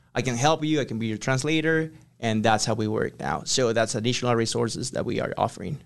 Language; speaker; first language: English; non-native, fluent; Spanish